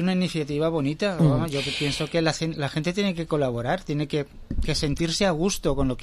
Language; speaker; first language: Spanish; native; Spanish